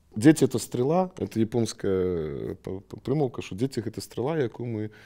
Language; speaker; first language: Russian; non-native, local second language; Belarusian